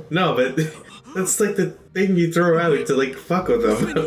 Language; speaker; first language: English; native; English